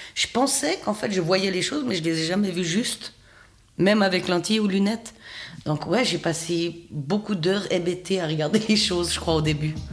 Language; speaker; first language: French; native; French